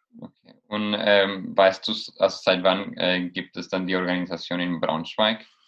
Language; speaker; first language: German; non-native, fluent; Spanish